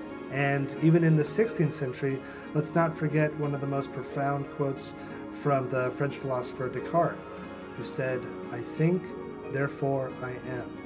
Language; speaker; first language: English; native; English